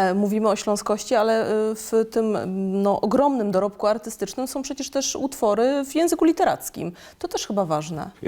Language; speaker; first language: Polish; native; Polish